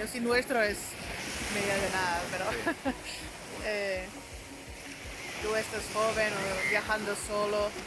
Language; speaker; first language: Spanish; non-native, learner; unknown